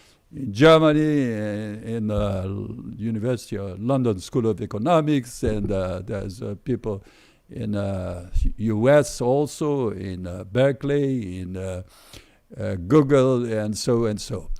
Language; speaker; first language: English; non-native, fluent; Portuguese